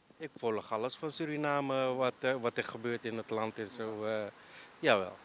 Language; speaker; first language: Dutch; early bilingual, other home language; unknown